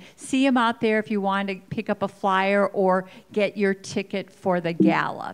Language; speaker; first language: English; native; English